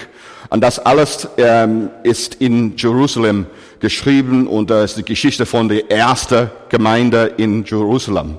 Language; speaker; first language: German; non-native, fluent; English